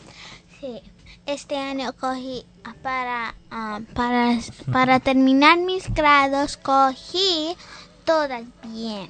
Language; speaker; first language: Spanish; early bilingual, heritage; Spanish